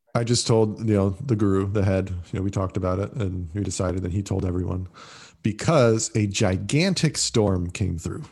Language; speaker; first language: English; early bilingual, other home language; Italian